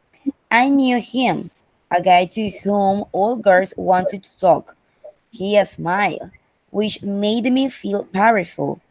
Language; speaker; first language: English; non-native, learner; Spanish